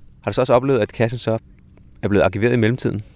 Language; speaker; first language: Danish; native; Danish